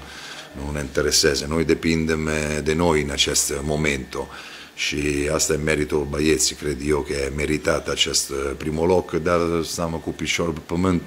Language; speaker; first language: Romanian; non-native, fluent; Italian